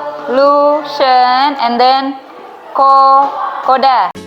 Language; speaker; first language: English; non-native, fluent; Indonesian